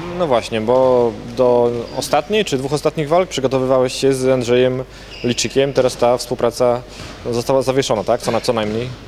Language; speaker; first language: Polish; native; Polish